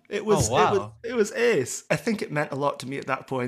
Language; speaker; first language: English; native; English